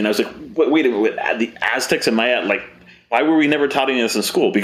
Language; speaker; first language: English; native; English